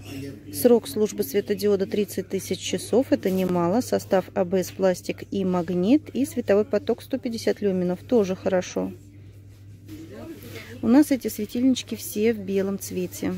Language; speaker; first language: Russian; native; Russian